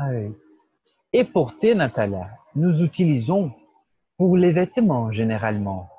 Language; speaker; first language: French; non-native, fluent; Portuguese